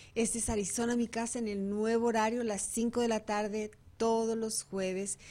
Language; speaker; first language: Spanish; native; Spanish